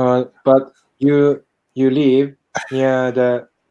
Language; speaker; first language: English; non-native, learner; Japanese